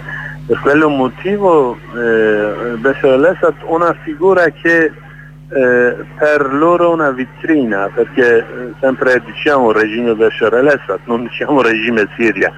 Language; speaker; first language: Italian; non-native, learner; Kurdish